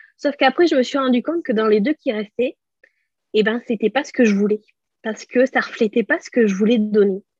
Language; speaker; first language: French; native; French